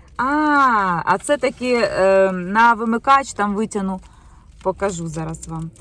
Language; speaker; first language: Ukrainian; non-native, local second language; Russian